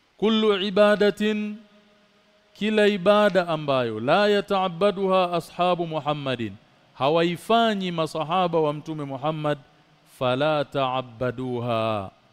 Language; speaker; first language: Swahili; native; Swahili